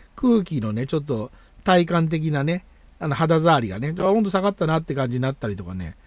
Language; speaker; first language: Japanese; native; Japanese